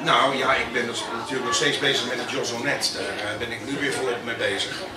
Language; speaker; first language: Dutch; native; Dutch